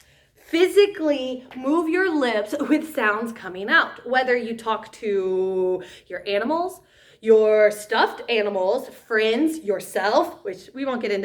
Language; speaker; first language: English; native; English